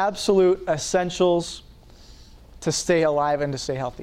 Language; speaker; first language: English; native; English